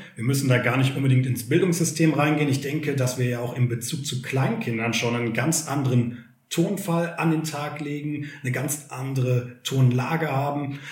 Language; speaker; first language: German; native; German